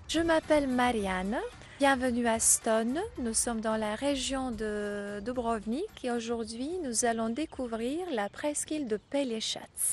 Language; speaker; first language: French; non-native, fluent; Croatian